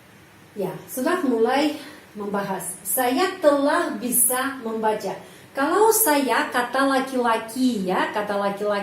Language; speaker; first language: Indonesian; non-native, fluent; Russian